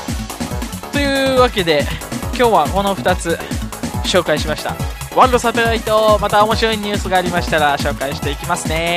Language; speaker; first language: Japanese; native; Japanese